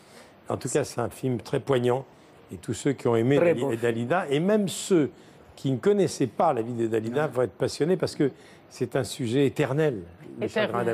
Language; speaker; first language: French; native; French